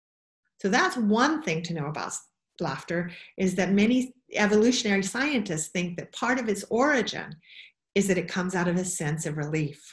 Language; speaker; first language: English; native; English